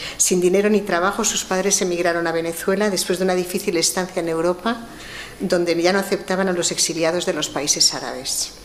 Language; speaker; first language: Spanish; native; Spanish